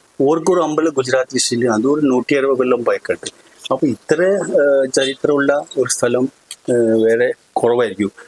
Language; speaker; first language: Malayalam; non-native, local second language; Gujarati